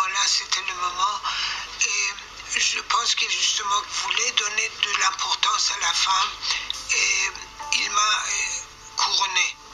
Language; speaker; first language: French; non-native, fluent; Persian